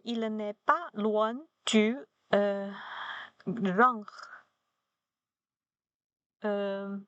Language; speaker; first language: French; non-native, learner; Chinese